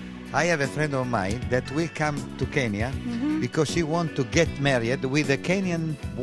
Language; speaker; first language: English; non-native, learner; Italian